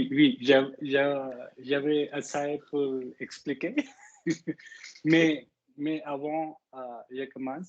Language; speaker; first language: French; non-native, learner; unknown